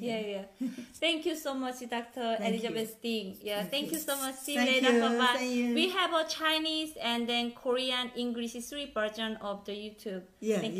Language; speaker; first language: English; non-native, learner; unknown